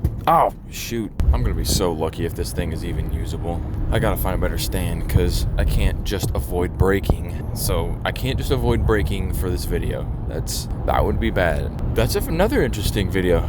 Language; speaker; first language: English; native; English